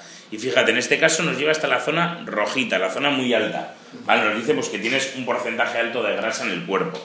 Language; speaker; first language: Spanish; native; Spanish